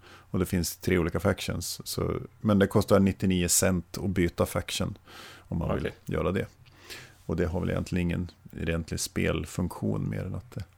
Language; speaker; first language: Swedish; native; Swedish